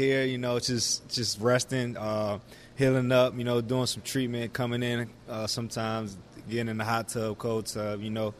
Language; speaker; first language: English; native; English